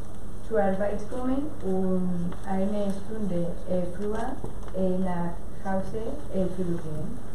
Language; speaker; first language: German; non-native, learner; Spanish